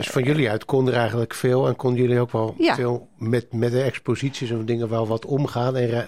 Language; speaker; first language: Dutch; native; Dutch